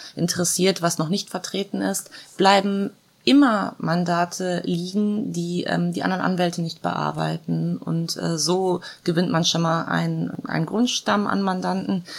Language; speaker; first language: German; early bilingual, other home language; Croatian